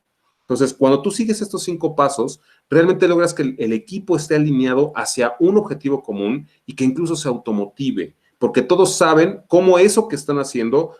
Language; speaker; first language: Spanish; native; Spanish